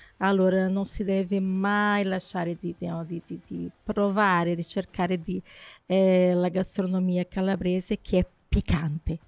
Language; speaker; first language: Italian; non-native, fluent; Portuguese